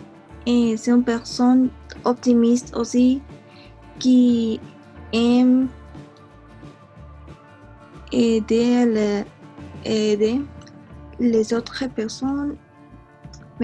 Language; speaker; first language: French; non-native, learner; Spanish